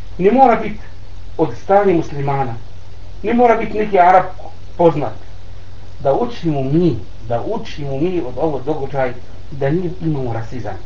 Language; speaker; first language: Bosnian; non-native, learner; Arabic